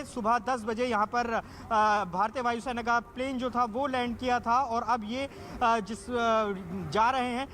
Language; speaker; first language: Hindi; native; Hindi